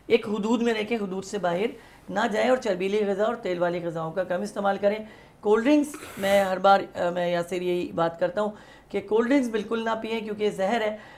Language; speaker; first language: Urdu; native; Urdu